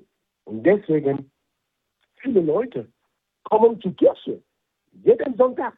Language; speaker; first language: German; non-native, fluent; French